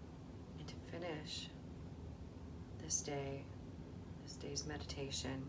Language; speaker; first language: English; native; English